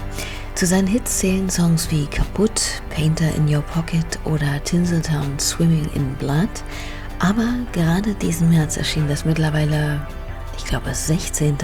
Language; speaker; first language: German; native; German